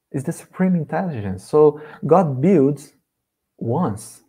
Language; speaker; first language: English; non-native, learner; Portuguese